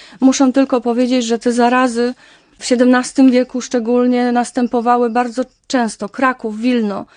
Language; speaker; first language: Polish; native; Polish